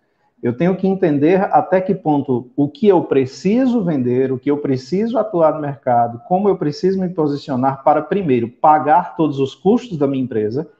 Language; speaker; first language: Portuguese; native; Portuguese